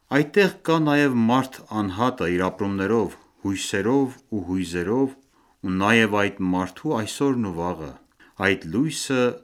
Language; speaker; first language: Armenian; early bilingual, heritage; Armenian